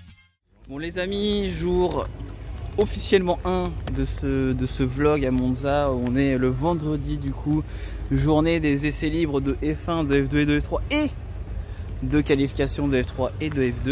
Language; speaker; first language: French; native; French